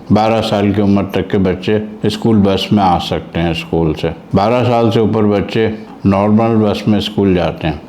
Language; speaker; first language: Urdu; native; Urdu